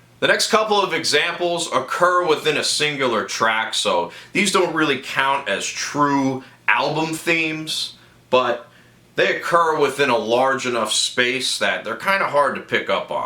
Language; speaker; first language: English; native; English